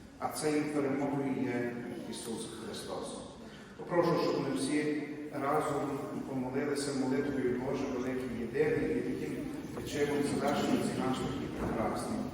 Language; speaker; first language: Ukrainian; native; Ukrainian